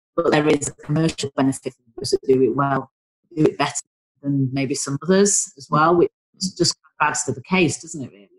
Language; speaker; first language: English; native; English